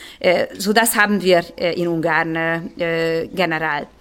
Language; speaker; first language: German; non-native, fluent; Hungarian